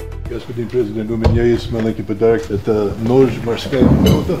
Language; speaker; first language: Russian; non-native, learner; English